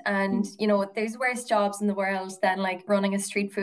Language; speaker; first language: English; native; English